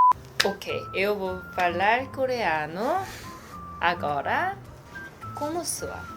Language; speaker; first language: Portuguese; non-native, learner; Korean